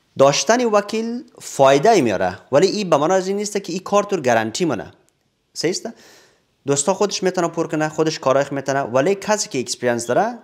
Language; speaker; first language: Persian; native; Persian